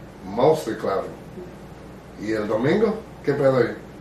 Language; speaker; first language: Spanish; early bilingual, other home language; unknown